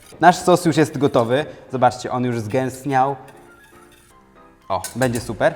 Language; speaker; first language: Polish; native; Polish